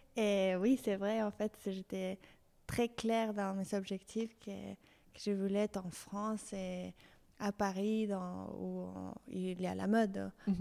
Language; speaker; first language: French; non-native, fluent; Spanish